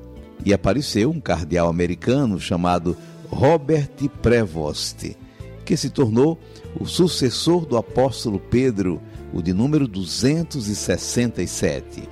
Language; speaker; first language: Portuguese; native; Portuguese